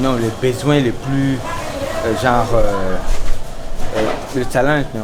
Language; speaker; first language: French; non-native, local second language; Sango